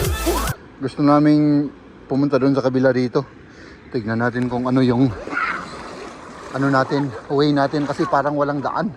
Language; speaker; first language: Filipino; native; Filipino